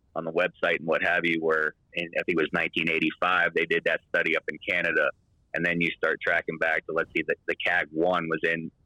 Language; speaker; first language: English; native; English